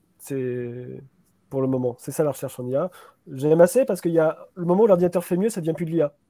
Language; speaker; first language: French; native; French